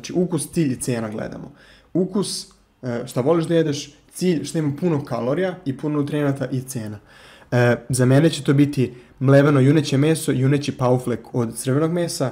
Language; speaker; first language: Serbian; native; Serbian